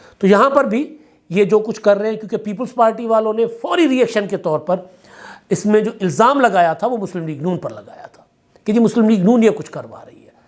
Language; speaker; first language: Urdu; non-native, local second language; Sindhi